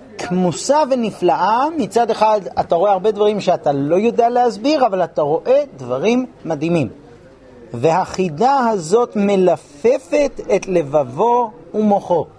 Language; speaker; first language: Hebrew; non-native, fluent; English